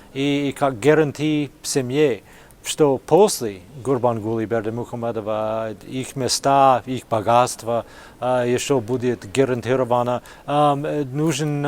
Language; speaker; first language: Russian; non-native, fluent; English